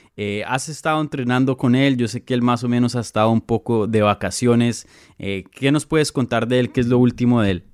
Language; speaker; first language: Spanish; native; Spanish